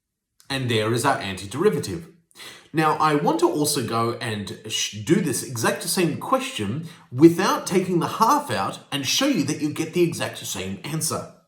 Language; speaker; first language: English; native; English